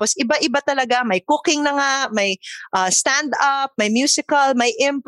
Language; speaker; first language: Filipino; native; Filipino